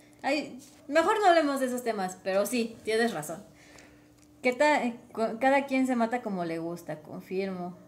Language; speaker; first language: Spanish; native; Spanish